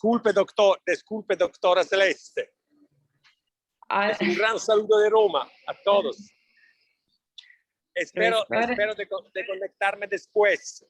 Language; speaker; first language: Spanish; non-native, learner; Italian